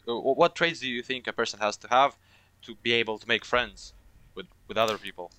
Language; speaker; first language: English; non-native, fluent; Romanian